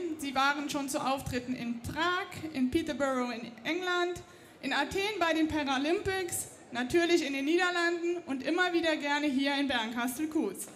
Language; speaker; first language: German; native; German